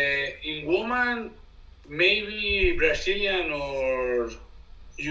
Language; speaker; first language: English; non-native, learner; Spanish